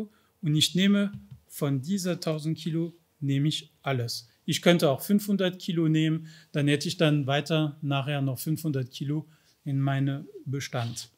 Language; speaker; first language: German; non-native, fluent; French